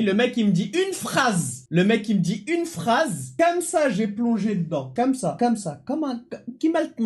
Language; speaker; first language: French; native; French